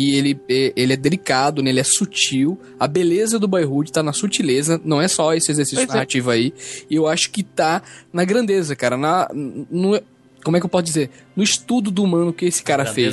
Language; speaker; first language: Portuguese; native; Portuguese